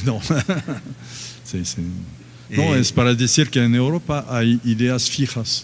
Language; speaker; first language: Spanish; non-native, fluent; French